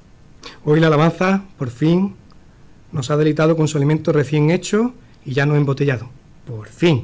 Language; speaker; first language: Spanish; native; Spanish